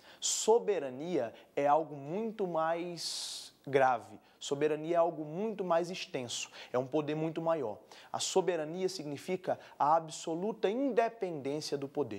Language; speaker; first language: Portuguese; native; Portuguese